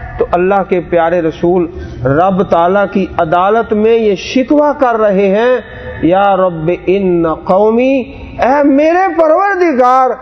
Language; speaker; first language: Urdu; non-native, local second language; Punjabi